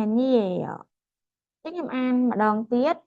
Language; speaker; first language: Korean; non-native, fluent; Khmer